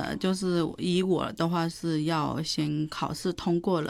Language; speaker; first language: Chinese; non-native, fluent; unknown